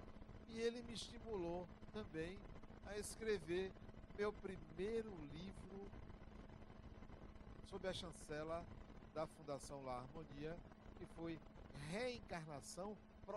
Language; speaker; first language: Portuguese; native; Portuguese